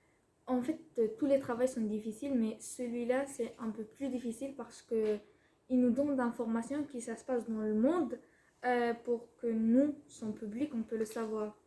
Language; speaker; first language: French; non-native, fluent; Spanish